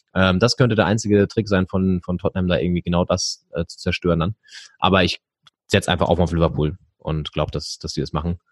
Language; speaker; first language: German; native; German